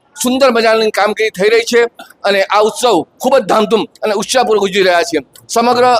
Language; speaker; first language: Gujarati; native; Gujarati